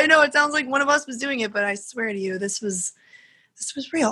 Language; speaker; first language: English; native; English